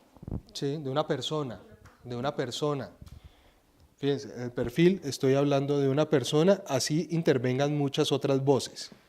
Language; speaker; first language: Spanish; native; Spanish